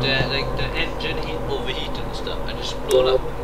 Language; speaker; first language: English; native; English